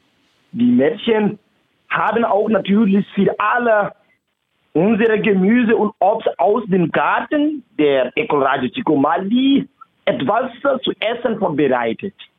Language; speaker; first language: German; non-native, fluent; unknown